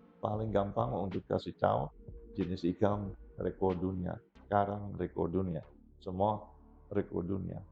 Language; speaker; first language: Indonesian; non-native, fluent; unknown